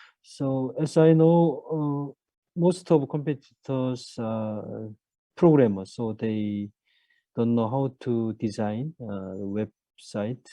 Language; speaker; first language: English; non-native, fluent; Korean